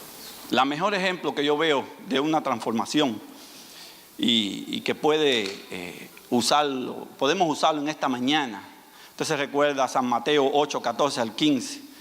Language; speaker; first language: Spanish; native; Spanish